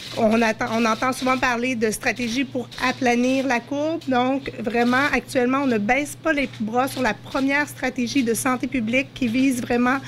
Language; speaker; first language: French; native; French